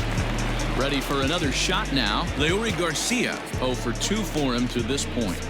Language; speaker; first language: English; native; English